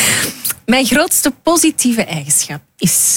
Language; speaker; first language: Dutch; native; Dutch